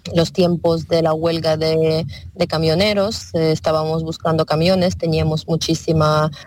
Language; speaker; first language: Spanish; non-native, fluent; Ukrainian